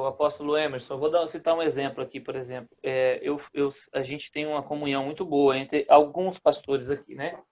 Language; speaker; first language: Portuguese; native; Portuguese